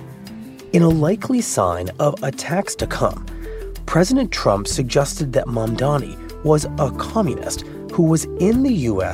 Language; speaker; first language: English; native; English